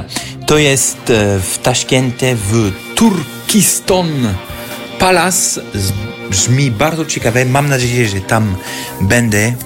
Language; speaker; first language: Polish; non-native, fluent; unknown